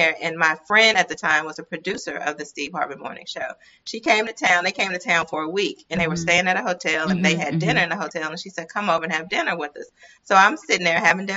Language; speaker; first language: English; native; English